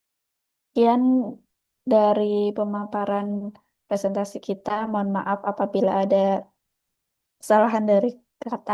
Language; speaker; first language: Indonesian; native; Indonesian